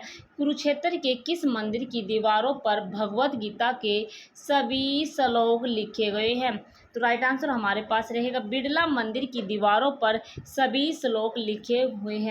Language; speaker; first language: Hindi; native; Hindi